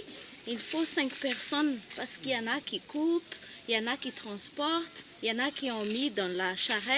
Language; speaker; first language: French; non-native, local second language; Malagasy